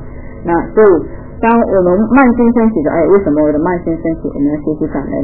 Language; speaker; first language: Chinese; native; Chinese